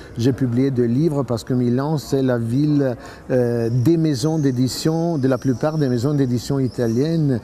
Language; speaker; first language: French; non-native, fluent; Italian